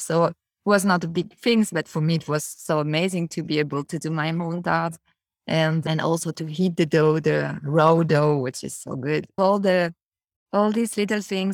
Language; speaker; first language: English; non-native, fluent; French